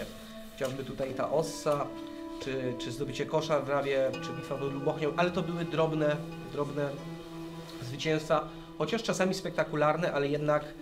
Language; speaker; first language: Polish; native; Polish